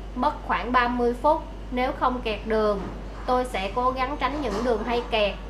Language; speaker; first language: Vietnamese; native; Vietnamese